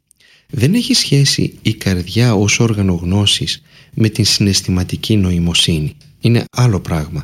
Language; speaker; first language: Greek; native; Greek